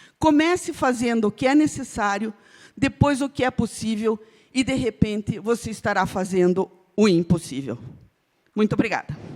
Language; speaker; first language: Portuguese; non-native, local second language; Ukrainian